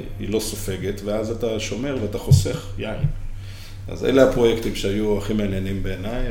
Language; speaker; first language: Hebrew; native; Hebrew